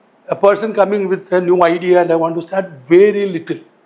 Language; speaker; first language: English; non-native, local second language; Malayalam